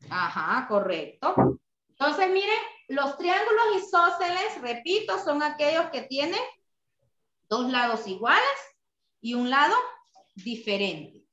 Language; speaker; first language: Spanish; native; Spanish